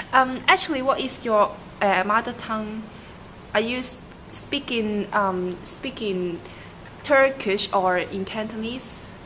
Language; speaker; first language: English; non-native, learner; Cantonese